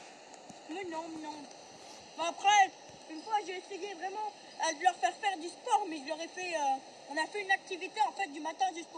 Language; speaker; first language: French; native; French